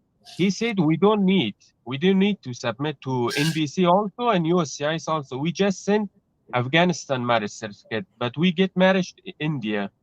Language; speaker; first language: English; non-native, learner; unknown